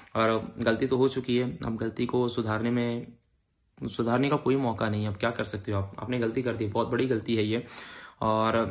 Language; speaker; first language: Hindi; native; Hindi